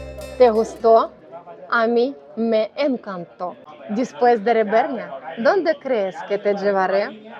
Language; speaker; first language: Spanish; non-native, learner; Ukrainian